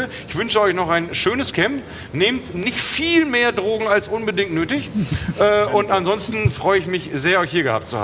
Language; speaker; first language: German; native; German